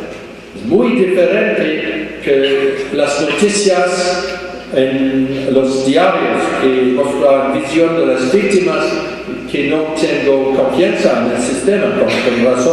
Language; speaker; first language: Spanish; non-native, fluent; English